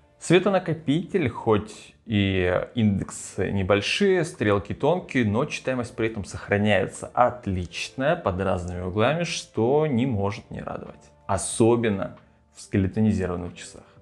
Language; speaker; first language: Russian; native; Russian